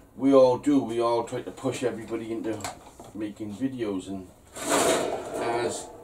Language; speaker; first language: English; native; English